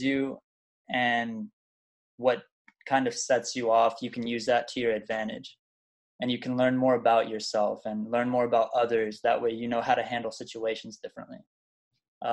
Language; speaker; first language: English; early bilingual, other home language; German